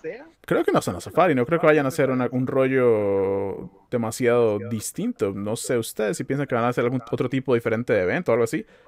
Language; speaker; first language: Spanish; native; Spanish